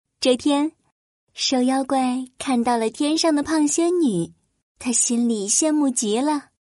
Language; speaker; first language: Chinese; native; Chinese